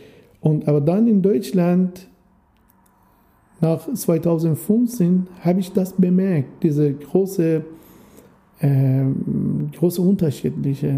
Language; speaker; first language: German; non-native, learner; Persian